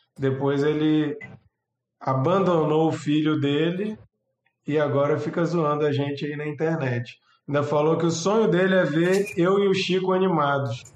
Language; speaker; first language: Portuguese; native; Portuguese